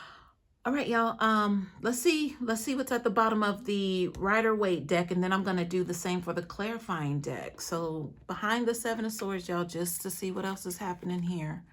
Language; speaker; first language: English; native; English